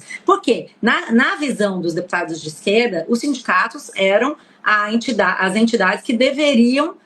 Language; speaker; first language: Portuguese; native; Portuguese